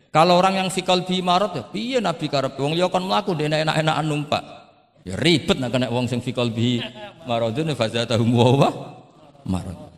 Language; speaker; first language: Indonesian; non-native, local second language; Javanese